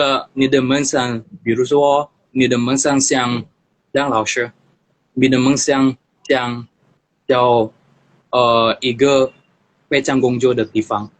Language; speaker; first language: Chinese; non-native, learner; Indonesian